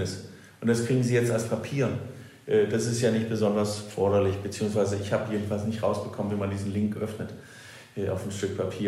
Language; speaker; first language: German; non-native, fluent; Danish